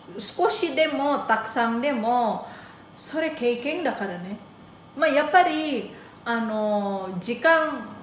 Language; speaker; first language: Japanese; non-native, fluent; Indonesian